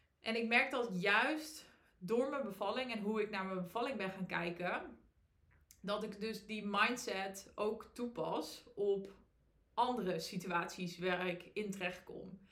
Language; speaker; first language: Dutch; native; Dutch